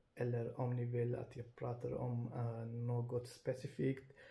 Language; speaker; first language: Swedish; non-native, fluent; Urdu